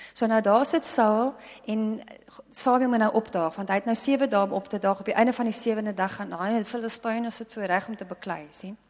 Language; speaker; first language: Afrikaans; non-native, local second language; English